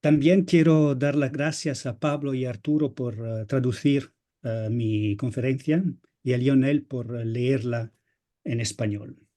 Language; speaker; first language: Spanish; non-native, fluent; Italian